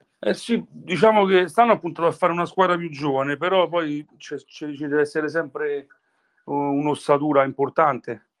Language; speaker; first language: Italian; native; Italian